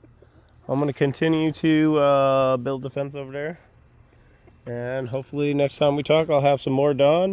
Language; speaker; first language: English; native; English